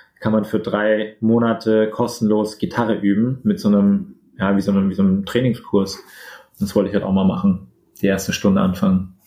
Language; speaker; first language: German; native; German